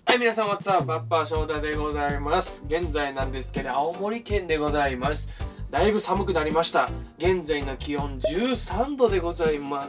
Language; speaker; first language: Japanese; native; Japanese